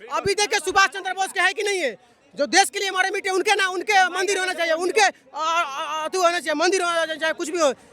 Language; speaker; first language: Hindi; native; Hindi